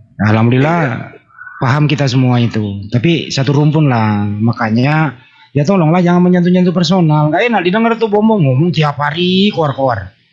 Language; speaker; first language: Indonesian; native; Indonesian